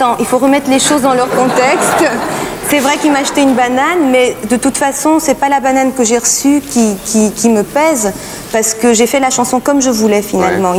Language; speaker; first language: French; native; French